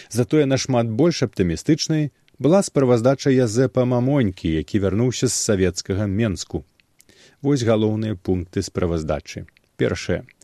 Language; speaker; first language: Belarusian; native; Belarusian